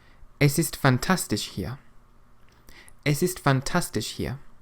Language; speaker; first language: German; non-native, fluent; English